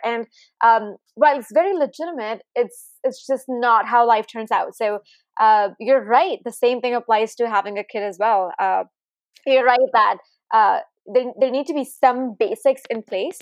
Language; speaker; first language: English; non-native, local second language; Hindi